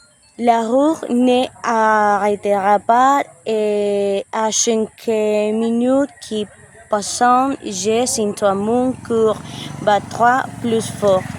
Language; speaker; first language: French; non-native, learner; Spanish